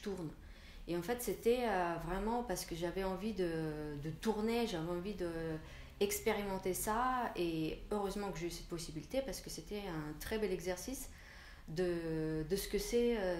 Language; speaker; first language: French; non-native, fluent; Russian